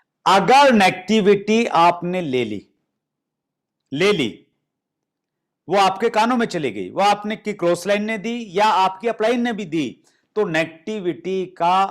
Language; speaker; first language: Hindi; native; Hindi